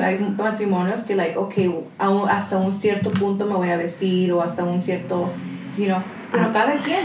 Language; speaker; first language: Spanish; early bilingual, heritage; Spanish